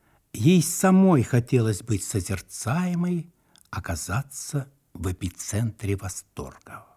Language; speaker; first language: Russian; native; Russian